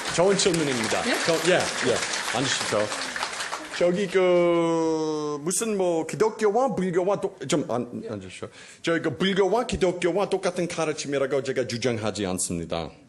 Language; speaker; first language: Korean; non-native, fluent; English